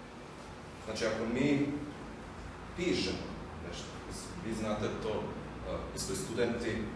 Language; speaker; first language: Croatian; early bilingual, heritage; German